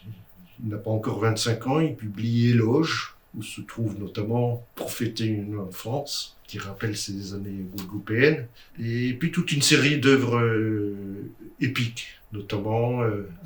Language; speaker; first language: French; native; French